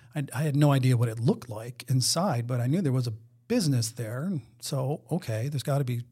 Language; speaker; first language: English; native; English